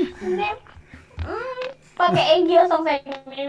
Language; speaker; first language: Korean; non-native, learner; Indonesian